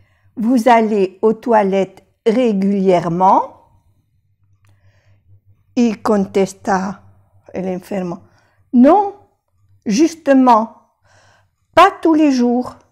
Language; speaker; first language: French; non-native, fluent; Spanish